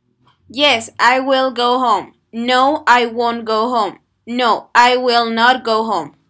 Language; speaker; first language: English; non-native, fluent; Spanish